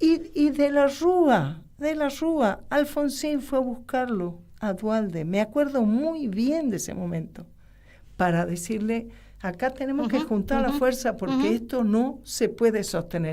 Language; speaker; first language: Spanish; native; Spanish